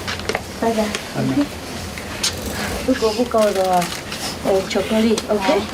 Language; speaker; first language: Chinese; non-native, fluent; Vietnamese